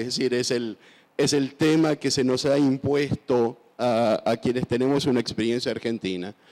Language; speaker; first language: Spanish; non-native, local second language; English